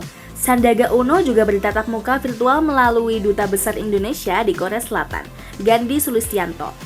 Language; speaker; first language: Indonesian; native; Indonesian